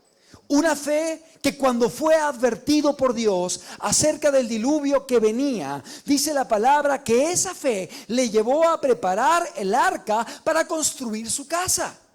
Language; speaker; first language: Spanish; native; Spanish